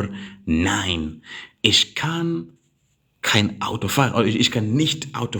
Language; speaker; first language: German; non-native, learner; English